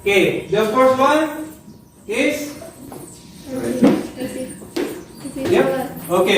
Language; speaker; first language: English; non-native, learner; Indonesian